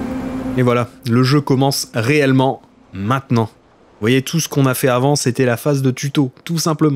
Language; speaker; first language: French; native; French